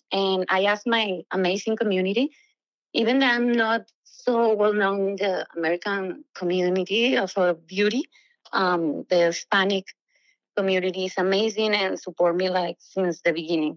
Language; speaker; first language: English; non-native, fluent; Spanish